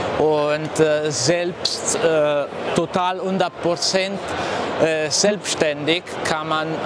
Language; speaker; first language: German; non-native, learner; Italian